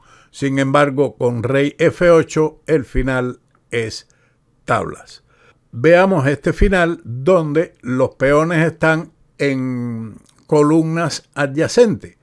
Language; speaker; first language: Spanish; native; Spanish